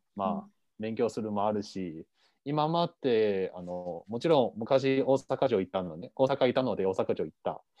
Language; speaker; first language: Japanese; non-native, fluent; Chinese